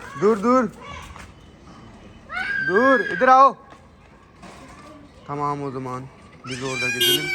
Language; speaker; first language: Turkish; non-native, learner; Urdu